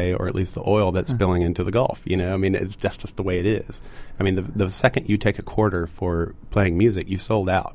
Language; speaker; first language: English; native; English